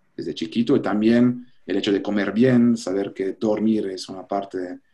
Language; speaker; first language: Spanish; non-native, fluent; French